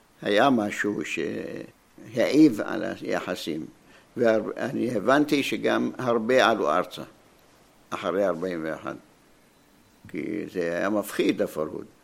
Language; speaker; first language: Hebrew; non-native, fluent; Arabic